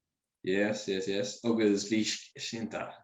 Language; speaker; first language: Irish; non-native, local second language; English